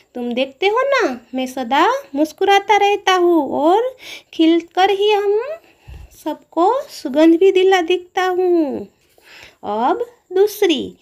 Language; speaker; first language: Hindi; non-native, local second language; Gujarati